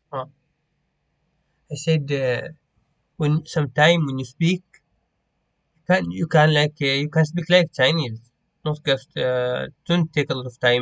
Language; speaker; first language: English; non-native, learner; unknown